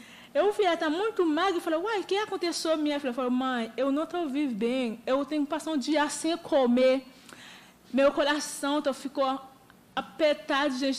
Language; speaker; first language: Portuguese; non-native, learner; Haitian Creole